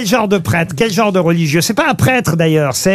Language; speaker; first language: French; native; French